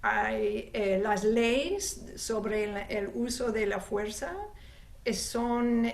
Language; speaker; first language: Spanish; non-native, fluent; English